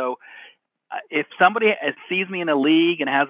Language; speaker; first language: English; native; English